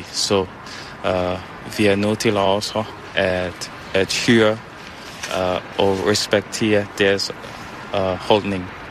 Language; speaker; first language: Danish; non-native, fluent; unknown